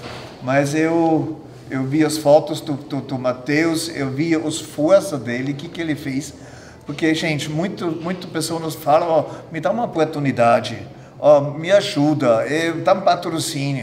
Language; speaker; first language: Portuguese; non-native, fluent; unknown